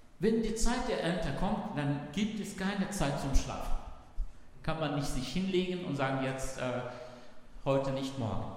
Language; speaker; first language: German; non-native, fluent; Arabic